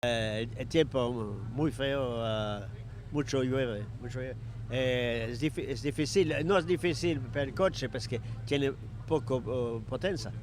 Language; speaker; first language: Spanish; non-native, learner; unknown